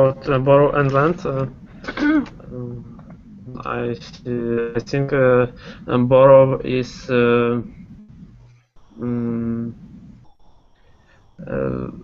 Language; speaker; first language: English; non-native, learner; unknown